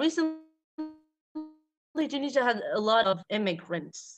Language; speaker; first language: English; non-native, fluent; Arabic